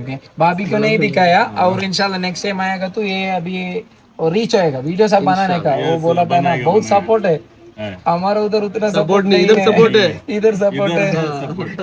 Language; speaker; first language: Hindi; non-native, fluent; Malayalam